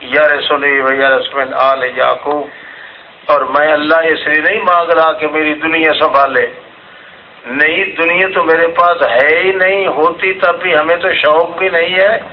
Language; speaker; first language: Urdu; non-native, local second language; Saraiki